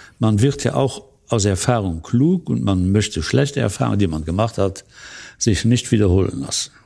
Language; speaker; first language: German; non-native, local second language; Luxembourgish